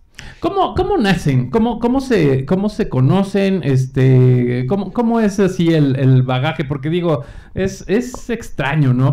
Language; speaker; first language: Spanish; native; Spanish